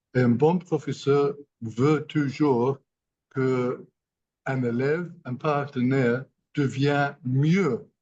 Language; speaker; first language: French; non-native, learner; English